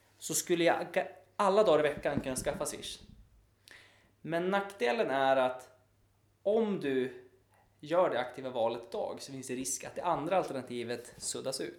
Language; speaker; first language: Swedish; native; Swedish